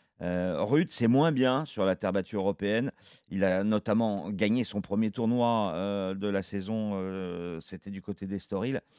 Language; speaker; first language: French; native; French